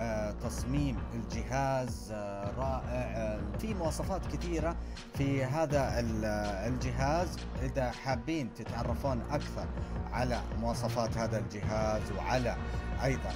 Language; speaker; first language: Arabic; native; Arabic